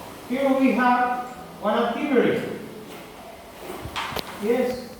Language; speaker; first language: English; non-native, learner; Spanish